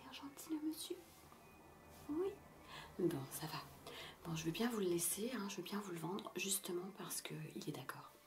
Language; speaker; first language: French; native; French